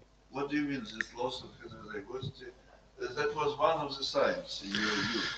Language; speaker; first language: English; non-native, fluent; Russian